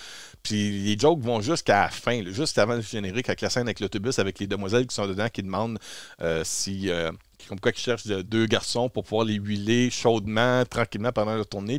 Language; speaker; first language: French; native; French